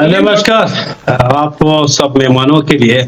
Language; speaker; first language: Hindi; non-native, learner; Pashto